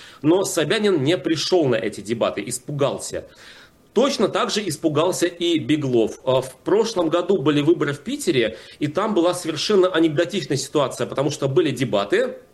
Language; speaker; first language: Russian; native; Russian